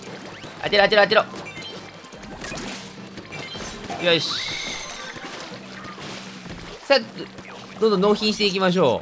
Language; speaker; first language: Japanese; native; Japanese